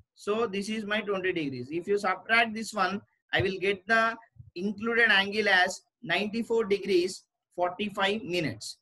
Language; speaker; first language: English; non-native, local second language; Telugu